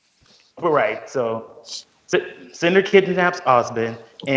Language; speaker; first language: English; native; English